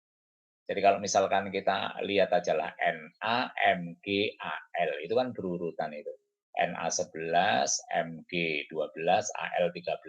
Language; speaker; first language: Indonesian; native; Indonesian